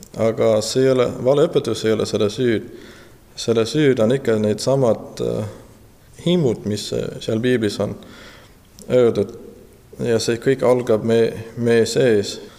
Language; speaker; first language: Estonian; non-native, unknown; English